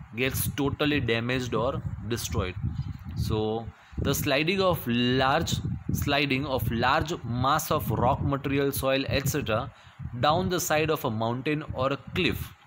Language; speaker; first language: English; non-native, local second language; Gujarati